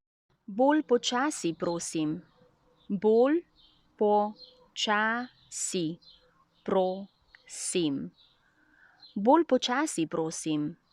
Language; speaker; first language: Slovenian; non-native, learner; Chinese